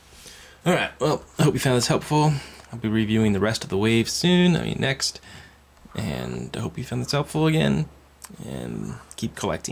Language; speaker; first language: English; native; English